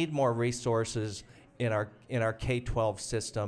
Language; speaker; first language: English; native; English